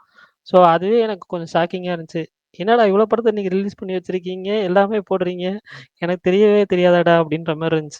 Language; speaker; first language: Tamil; native; Tamil